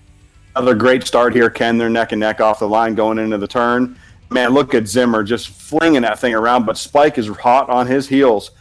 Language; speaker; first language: English; native; English